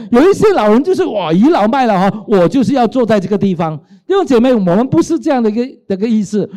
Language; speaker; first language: Chinese; non-native, local second language; Cantonese